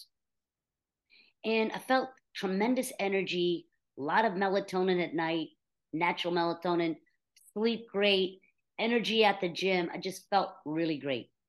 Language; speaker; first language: English; native; English